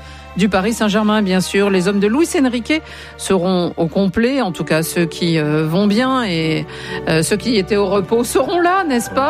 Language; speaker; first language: French; native; French